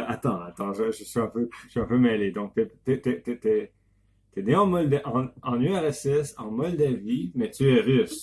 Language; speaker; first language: French; native; French